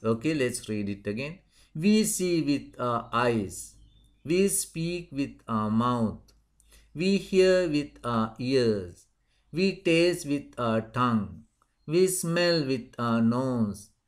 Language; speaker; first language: English; non-native, local second language; Sinhala